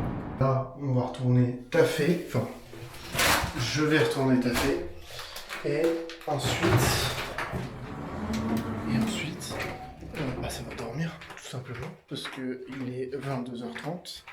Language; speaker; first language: French; native; French